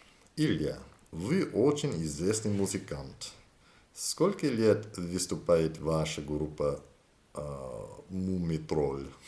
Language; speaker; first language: Russian; non-native, learner; English